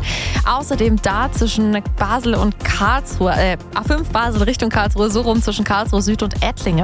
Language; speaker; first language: German; native; German